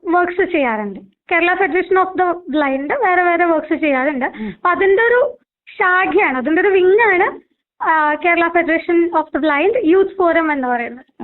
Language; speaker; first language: Malayalam; non-native, local second language; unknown